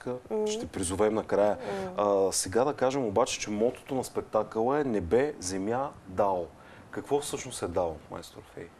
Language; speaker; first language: Bulgarian; native; Bulgarian